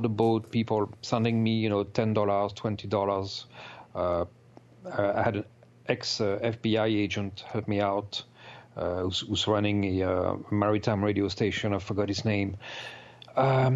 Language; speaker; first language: English; non-native, fluent; French